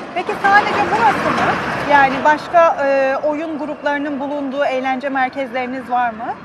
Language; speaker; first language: Turkish; native; Turkish